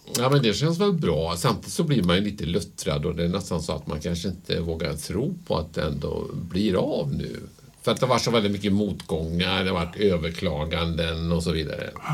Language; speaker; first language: Swedish; native; Swedish